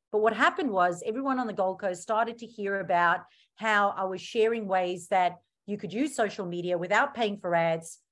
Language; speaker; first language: English; native; English